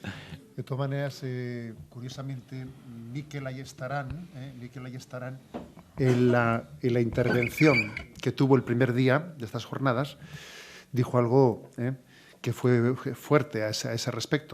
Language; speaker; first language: Spanish; native; Spanish